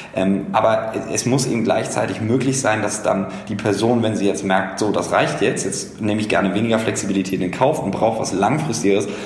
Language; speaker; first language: German; native; German